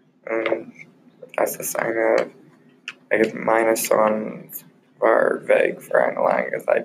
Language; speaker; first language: German; non-native, learner; English